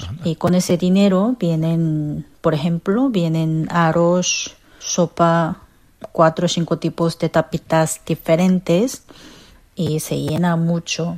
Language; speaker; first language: Spanish; non-native, fluent; Korean